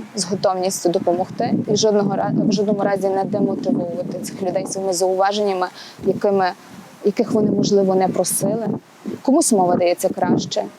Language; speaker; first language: Ukrainian; native; Ukrainian